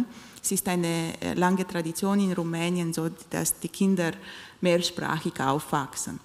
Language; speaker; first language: German; non-native, fluent; Romanian